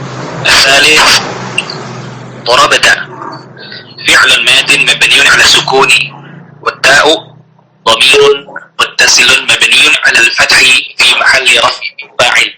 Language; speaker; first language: Arabic; non-native, learner; Indonesian